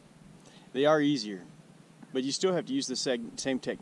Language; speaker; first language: English; native; English